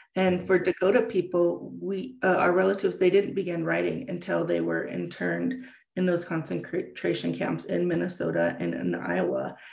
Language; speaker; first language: English; native; English